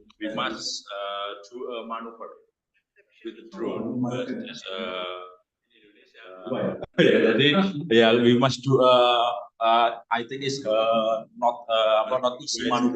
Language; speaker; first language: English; non-native, learner; Indonesian